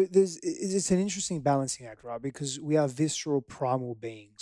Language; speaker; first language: English; early bilingual, other home language; Greek